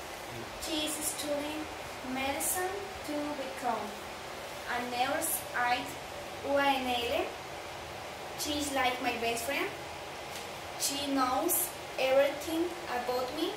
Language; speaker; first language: English; non-native, learner; Spanish